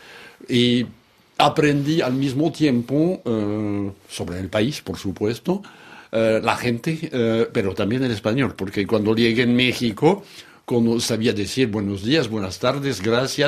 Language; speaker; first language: Spanish; non-native, fluent; French